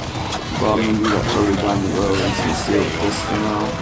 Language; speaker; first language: English; native; English